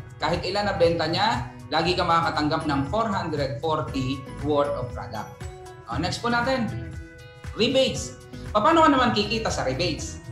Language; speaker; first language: Filipino; native; Filipino